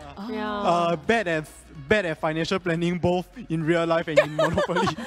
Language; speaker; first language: English; non-native, local second language; Chinese